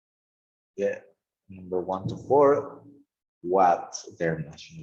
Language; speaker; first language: English; non-native, fluent; Spanish